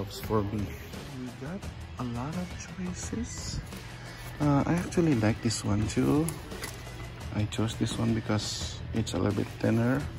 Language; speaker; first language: English; non-native, fluent; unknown